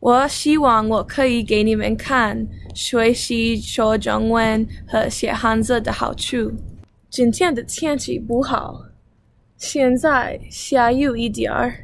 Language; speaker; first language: Chinese; non-native, learner; English